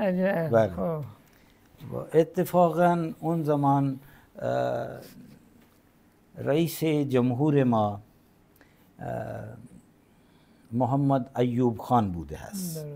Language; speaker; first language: Persian; non-native, fluent; Punjabi